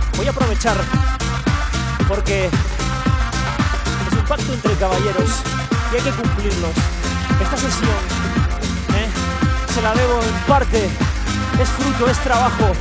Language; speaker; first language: Spanish; native; Spanish